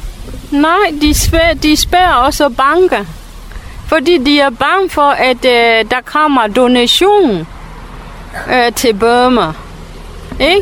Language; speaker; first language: Danish; non-native, fluent; Burmese